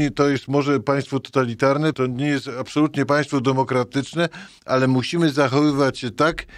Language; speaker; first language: Polish; native; Polish